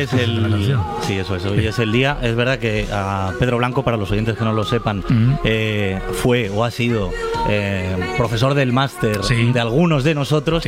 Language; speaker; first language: Spanish; native; Spanish